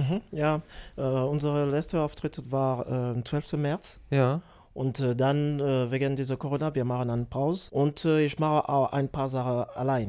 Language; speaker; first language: German; non-native, learner; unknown